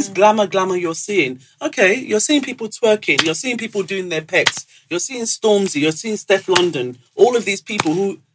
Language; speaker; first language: English; non-native, local second language; Yoruba